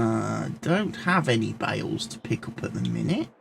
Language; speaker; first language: English; native; English